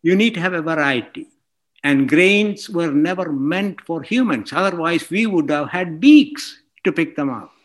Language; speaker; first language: English; non-native, local second language; Malayalam